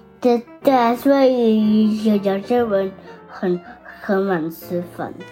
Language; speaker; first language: Chinese; early bilingual, heritage; Chinese